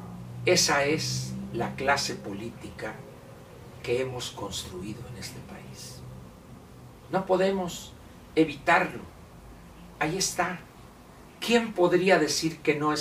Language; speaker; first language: Spanish; native; Spanish